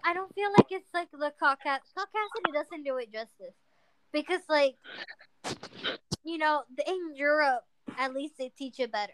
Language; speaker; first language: English; non-native, fluent; Spanish